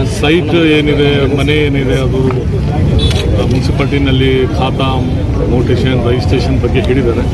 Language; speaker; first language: Kannada; non-native, local second language; Urdu